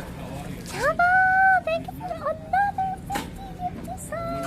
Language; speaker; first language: English; non-native, fluent; Korean